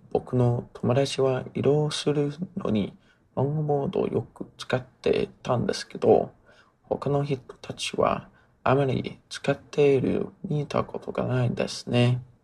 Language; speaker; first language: Japanese; non-native, learner; English